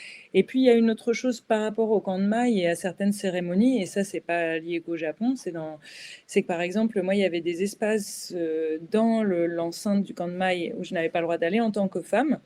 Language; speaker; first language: French; native; French